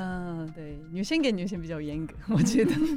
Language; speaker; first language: Chinese; non-native, fluent; Japanese